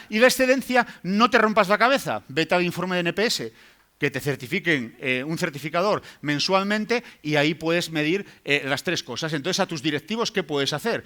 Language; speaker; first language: Spanish; native; Spanish